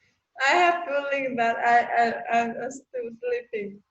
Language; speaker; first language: English; non-native, learner; Vietnamese